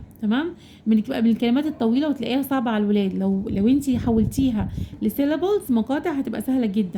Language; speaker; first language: Arabic; native; Arabic